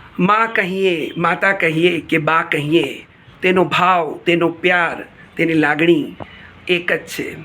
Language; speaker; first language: Gujarati; native; Gujarati